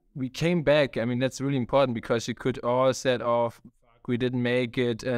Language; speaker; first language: English; non-native, fluent; German